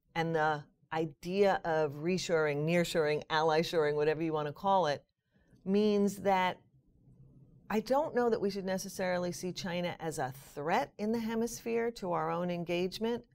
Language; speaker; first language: English; native; English